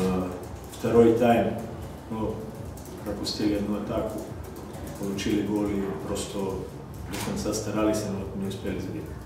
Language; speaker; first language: Russian; non-native, fluent; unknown